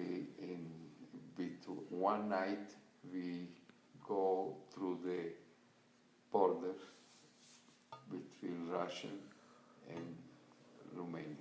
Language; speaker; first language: English; non-native, learner; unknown